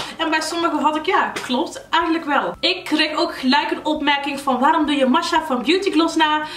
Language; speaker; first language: Dutch; early bilingual, other home language; Arabic